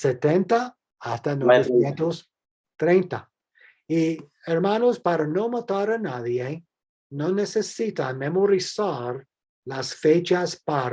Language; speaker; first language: Spanish; non-native, fluent; English